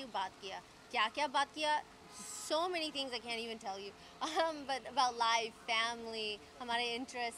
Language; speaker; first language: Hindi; early bilingual, heritage; English